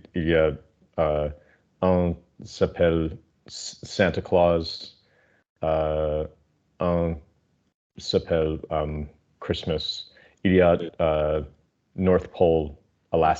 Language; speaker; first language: French; non-native, learner; English